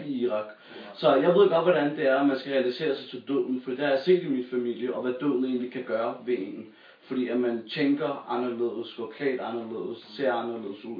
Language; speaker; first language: Danish; native; Danish